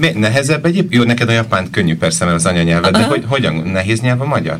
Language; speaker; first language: Hungarian; native; Hungarian